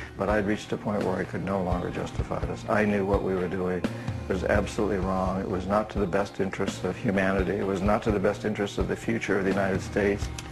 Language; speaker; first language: English; native; English